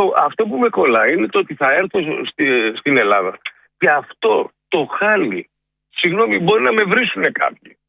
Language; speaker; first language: Greek; native; Greek